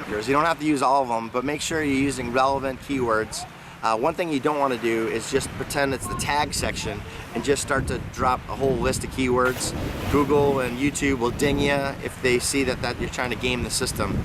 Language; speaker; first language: English; native; English